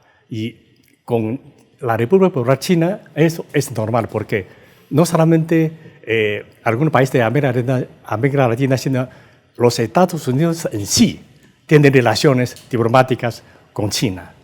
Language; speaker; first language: Spanish; non-native, fluent; Chinese